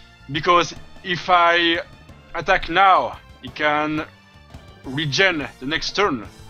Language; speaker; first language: English; non-native, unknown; French